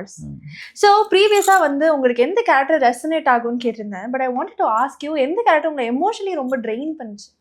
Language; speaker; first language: Tamil; native; Tamil